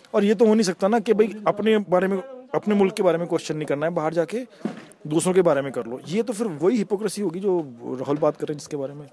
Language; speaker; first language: Hindi; native; Hindi